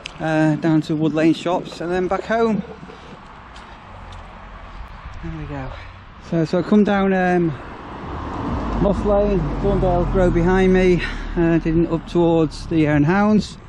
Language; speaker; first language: English; native; English